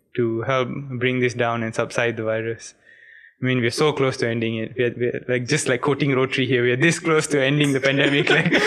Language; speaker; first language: English; non-native, local second language; Tamil